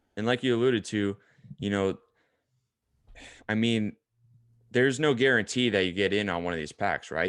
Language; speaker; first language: English; native; English